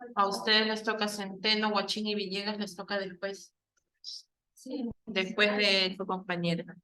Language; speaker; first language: Spanish; native; Spanish